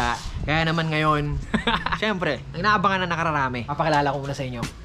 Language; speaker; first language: Filipino; native; Filipino